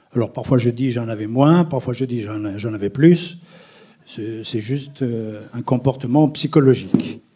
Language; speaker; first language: French; non-native, local second language; Arabic